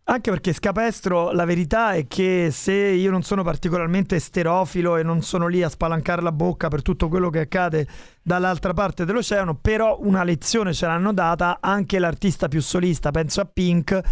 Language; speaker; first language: Italian; native; Italian